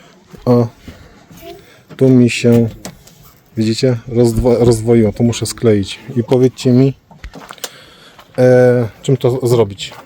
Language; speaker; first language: Polish; native; Polish